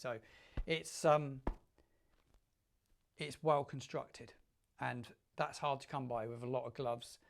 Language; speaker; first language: English; native; English